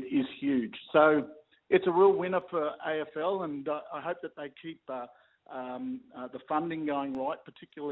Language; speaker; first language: English; native; English